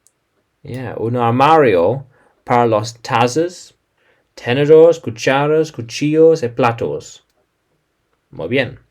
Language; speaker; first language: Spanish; non-native, learner; English